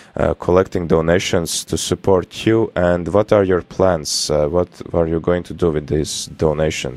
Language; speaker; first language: English; non-native, fluent; Latvian